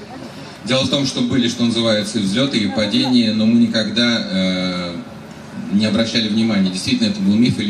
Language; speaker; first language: Russian; native; Russian